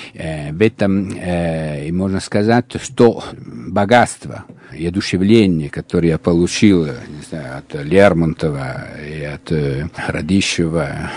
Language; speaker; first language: Russian; non-native, fluent; Italian